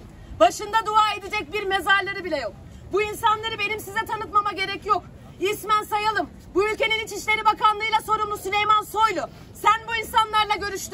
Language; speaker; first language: Turkish; native; Turkish